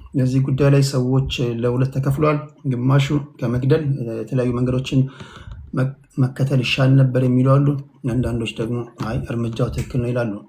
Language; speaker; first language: Amharic; native; Amharic